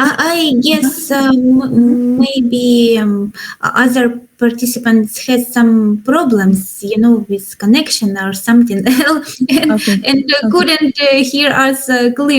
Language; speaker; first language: English; non-native, learner; Ukrainian